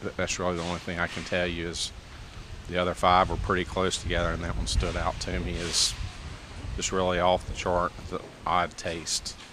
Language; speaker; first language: English; native; English